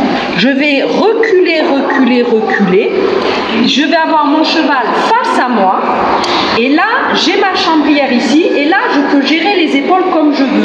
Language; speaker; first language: French; native; French